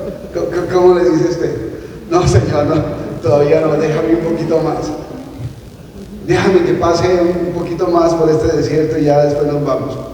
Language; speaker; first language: Spanish; native; Spanish